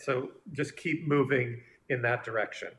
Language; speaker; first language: English; native; English